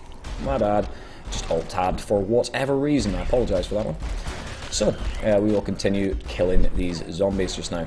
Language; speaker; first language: English; native; English